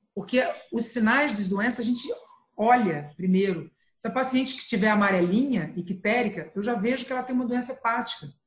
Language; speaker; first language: Portuguese; native; Portuguese